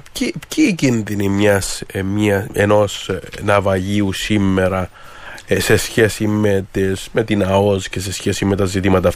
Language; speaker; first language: Greek; native; Greek